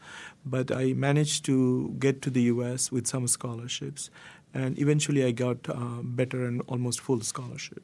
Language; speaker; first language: English; non-native, local second language; Bangla